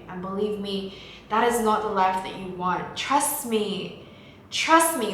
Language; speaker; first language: English; native; English